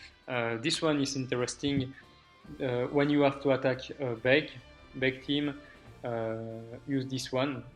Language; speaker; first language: English; non-native, learner; French